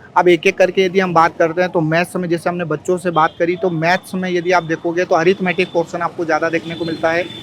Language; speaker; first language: Hindi; native; Hindi